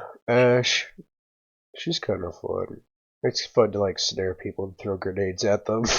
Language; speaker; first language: English; native; English